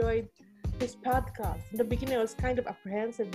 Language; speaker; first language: English; non-native, local second language; Filipino